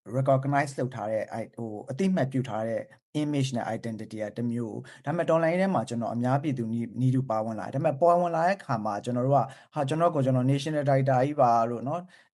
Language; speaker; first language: Burmese; native; Burmese